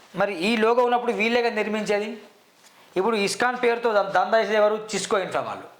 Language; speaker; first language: Telugu; native; Telugu